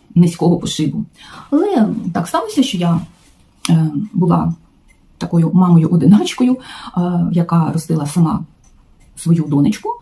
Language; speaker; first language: Ukrainian; non-native, local second language; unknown